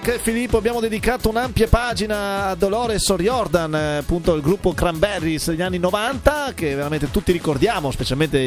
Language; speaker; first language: Italian; native; Italian